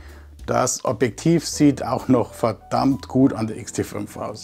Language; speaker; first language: German; native; German